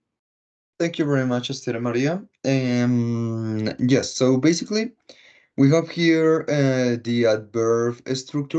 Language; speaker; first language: English; non-native, fluent; Spanish